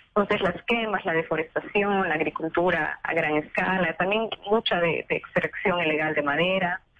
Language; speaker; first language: Spanish; native; Spanish